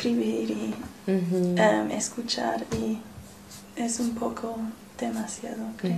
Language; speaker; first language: Spanish; non-native, learner; English